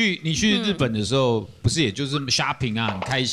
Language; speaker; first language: Chinese; native; Chinese